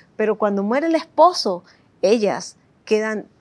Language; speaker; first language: Spanish; native; Spanish